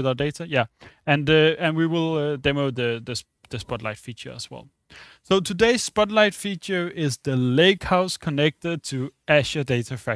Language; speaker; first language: English; non-native, fluent; Danish